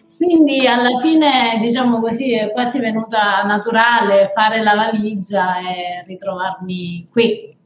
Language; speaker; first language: Italian; native; Italian